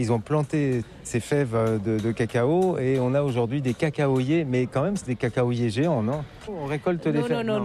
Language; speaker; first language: French; native; French